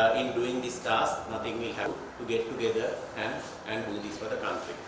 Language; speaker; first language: English; non-native, local second language; Sinhala